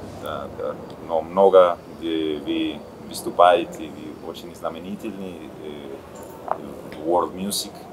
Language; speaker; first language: Russian; non-native, learner; Spanish